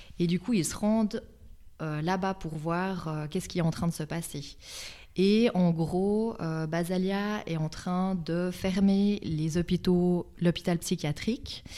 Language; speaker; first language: French; native; French